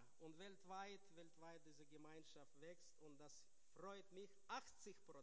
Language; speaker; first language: German; non-native, learner; Russian